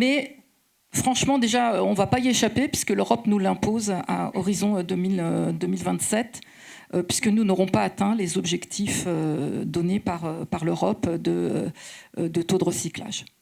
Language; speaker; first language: French; native; French